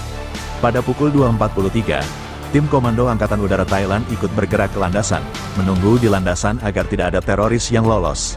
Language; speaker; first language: Indonesian; native; Indonesian